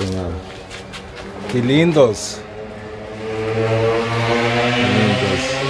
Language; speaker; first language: Spanish; non-native, learner; German